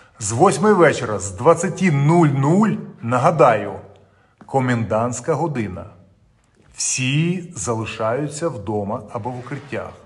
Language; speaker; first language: Ukrainian; non-native, local second language; Russian